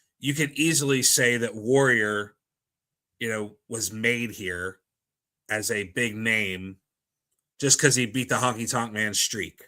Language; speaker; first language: English; native; English